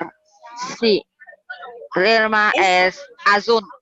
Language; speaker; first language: Spanish; non-native, learner; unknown